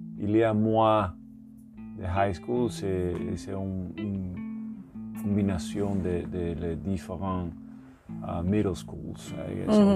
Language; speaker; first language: French; non-native, learner; Spanish